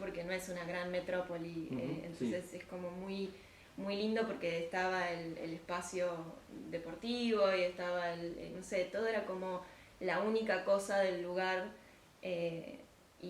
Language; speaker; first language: Spanish; early bilingual, other home language; Ukrainian